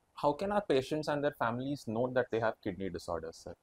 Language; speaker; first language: English; non-native, local second language; Kannada